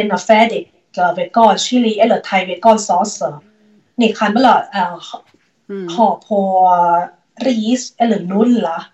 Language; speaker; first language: Swedish; non-native, learner; Thai